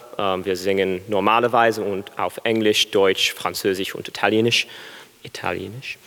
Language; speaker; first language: German; non-native, learner; English